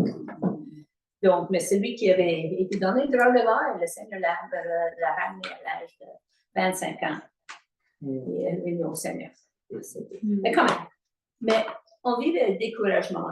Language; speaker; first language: French; native; French